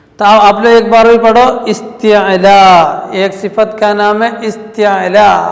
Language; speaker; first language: Urdu; non-native, local second language; Malayalam